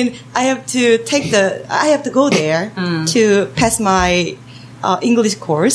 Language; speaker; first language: English; non-native, fluent; Korean